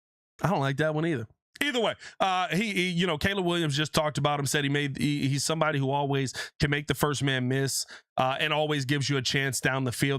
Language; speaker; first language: English; native; English